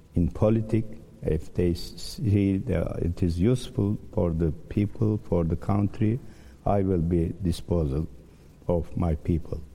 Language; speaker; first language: English; non-native, learner; Turkish